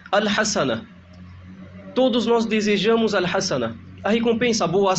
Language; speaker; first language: Portuguese; native; Portuguese